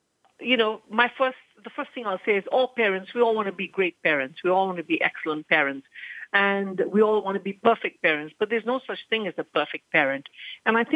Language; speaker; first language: English; non-native, local second language; Punjabi